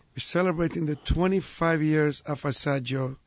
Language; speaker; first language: English; non-native, fluent; Italian